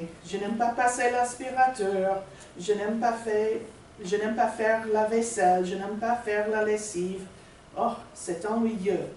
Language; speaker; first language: French; non-native, learner; English